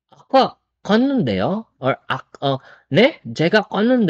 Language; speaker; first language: Korean; non-native, fluent; Filipino